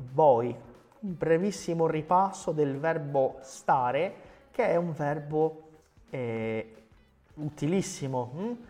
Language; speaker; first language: Italian; non-native, fluent; Portuguese